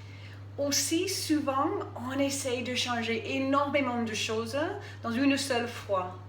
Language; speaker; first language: French; non-native, fluent; English